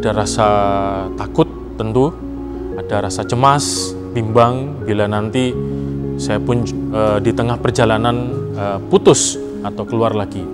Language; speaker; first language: Indonesian; native; Indonesian